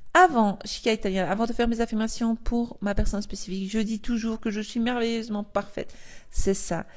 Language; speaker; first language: French; native; French